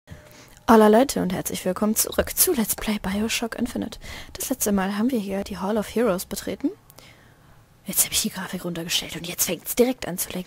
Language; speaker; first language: German; native; German